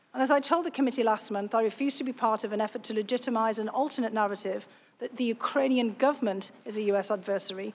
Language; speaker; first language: English; native; English